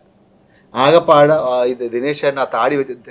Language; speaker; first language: Malayalam; native; Malayalam